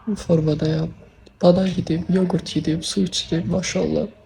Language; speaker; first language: Turkish; non-native, fluent; Azerbaijani